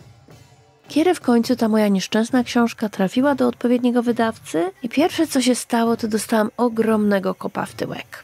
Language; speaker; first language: Polish; native; Polish